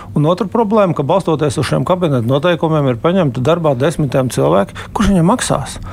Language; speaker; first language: Latvian; native; Latvian